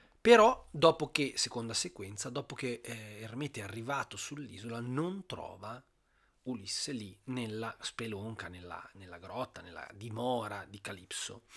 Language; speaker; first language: Italian; native; Italian